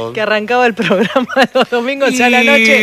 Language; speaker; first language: Spanish; native; Spanish